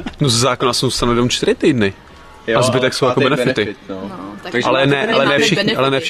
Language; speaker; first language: Czech; native; Czech